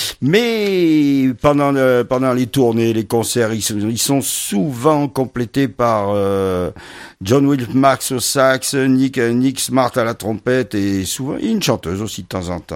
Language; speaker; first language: French; native; French